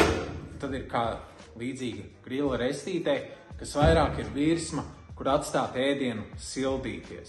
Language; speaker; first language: Latvian; native; Latvian